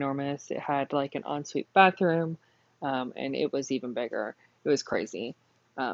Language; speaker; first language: English; native; English